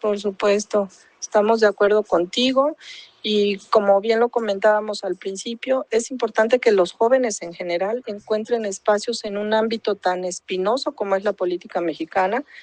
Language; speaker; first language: Spanish; native; Spanish